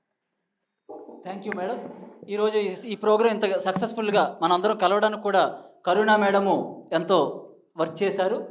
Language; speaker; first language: Telugu; native; Telugu